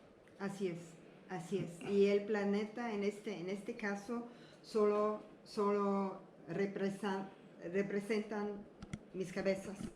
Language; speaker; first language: Spanish; non-native, learner; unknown